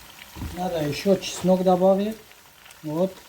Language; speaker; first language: Russian; non-native, learner; Tajik